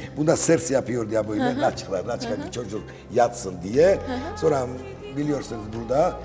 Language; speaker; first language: Turkish; non-native, learner; Georgian